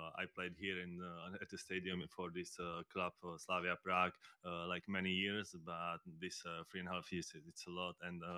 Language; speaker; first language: English; non-native, fluent; Czech